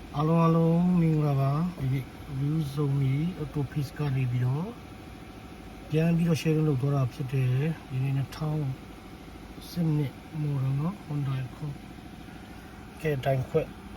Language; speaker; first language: Burmese; non-native, local second language; Tedim Chin